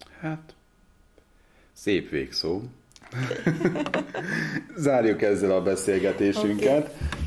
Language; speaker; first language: Hungarian; native; Hungarian